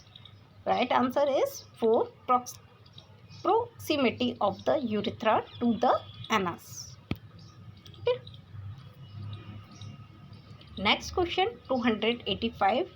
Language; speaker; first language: English; non-native, local second language; Hindi